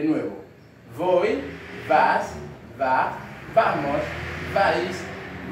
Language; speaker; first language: Spanish; non-native, learner; Haitian Creole